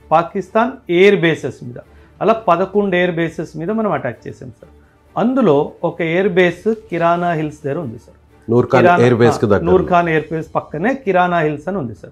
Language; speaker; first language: Telugu; non-native, local second language; Punjabi